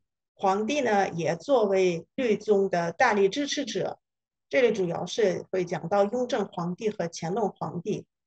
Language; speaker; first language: Chinese; non-native, fluent; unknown